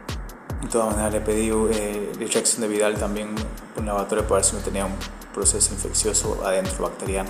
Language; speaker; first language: Spanish; native; Spanish